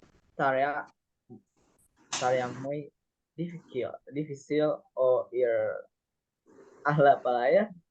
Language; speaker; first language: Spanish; non-native, learner; Indonesian